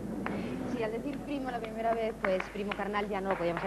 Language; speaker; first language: Spanish; native; Spanish